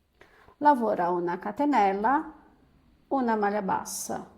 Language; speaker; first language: Italian; non-native, fluent; Portuguese